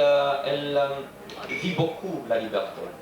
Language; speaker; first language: French; non-native, fluent; Romanian